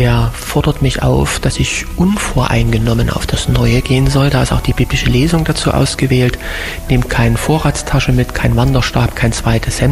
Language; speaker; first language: German; native; German